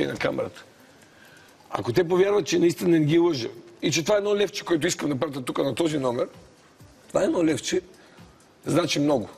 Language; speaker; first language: Bulgarian; native; Bulgarian